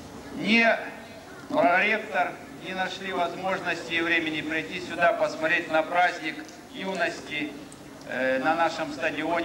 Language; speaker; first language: Russian; native; Russian